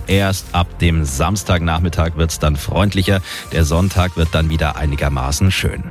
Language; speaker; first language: German; native; German